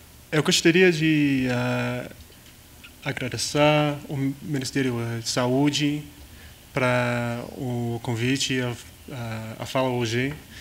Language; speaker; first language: Portuguese; non-native, learner; English